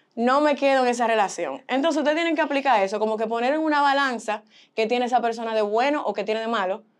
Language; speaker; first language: Spanish; early bilingual, heritage; Spanish